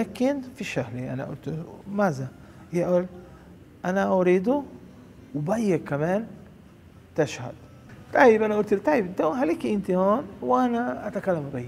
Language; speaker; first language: Arabic; non-native, learner; Portuguese